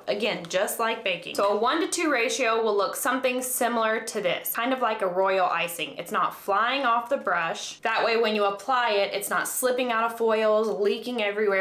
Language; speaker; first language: English; native; English